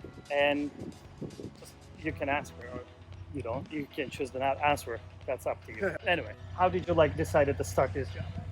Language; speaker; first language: English; non-native, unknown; Turkish